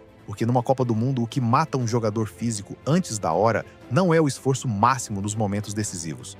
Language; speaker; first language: Portuguese; native; Portuguese